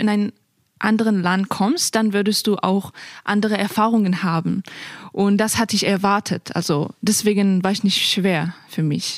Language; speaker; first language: German; non-native, fluent; Persian